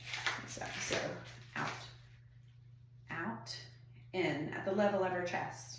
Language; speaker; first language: English; native; English